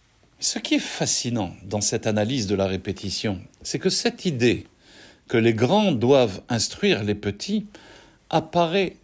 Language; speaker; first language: French; native; French